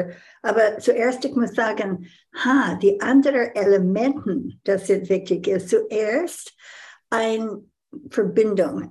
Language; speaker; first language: German; non-native, learner; English